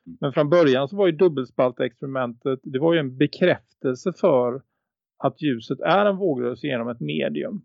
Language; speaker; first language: Swedish; native; Swedish